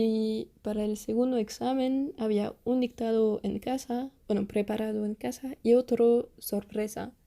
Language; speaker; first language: Spanish; non-native, fluent; French